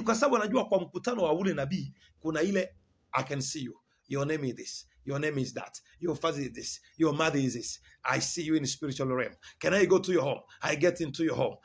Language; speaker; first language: English; non-native, fluent; Swahili